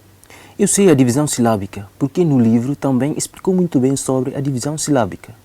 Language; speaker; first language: Portuguese; non-native, learner; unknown